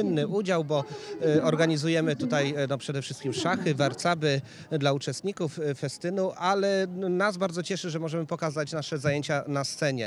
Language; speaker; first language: Polish; native; Polish